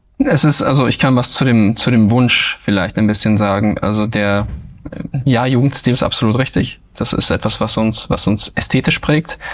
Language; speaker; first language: German; native; German